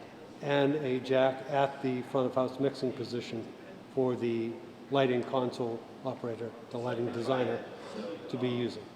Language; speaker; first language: English; native; English